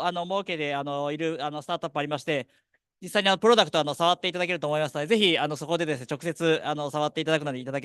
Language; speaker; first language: Japanese; native; Japanese